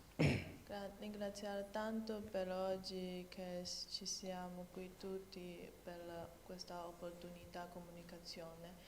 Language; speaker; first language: Italian; non-native, learner; Chinese